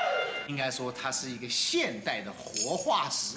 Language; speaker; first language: Chinese; native; Chinese